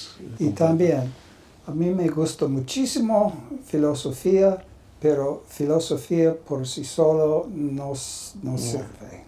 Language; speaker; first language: Spanish; non-native, learner; English